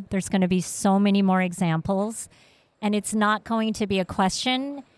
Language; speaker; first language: English; early bilingual, other home language; Vietnamese